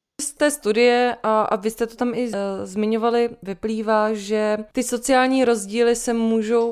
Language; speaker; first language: Czech; native; Czech